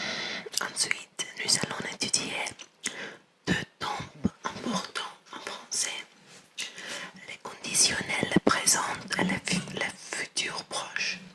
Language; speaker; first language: French; non-native, learner; English